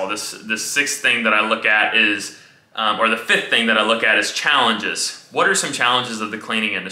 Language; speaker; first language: English; native; English